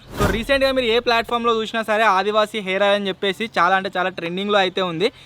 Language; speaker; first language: Telugu; native; Telugu